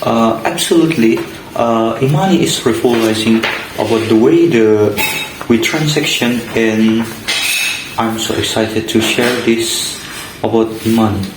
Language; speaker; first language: English; non-native, learner; Indonesian